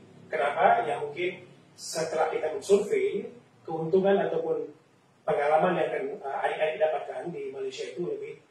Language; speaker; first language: Indonesian; native; Indonesian